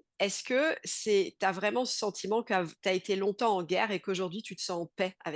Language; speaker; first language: French; native; French